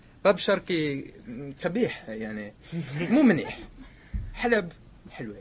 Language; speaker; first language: Arabic; non-native, fluent; English